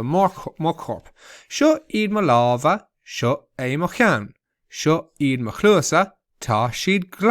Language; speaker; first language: Irish; non-native, local second language; English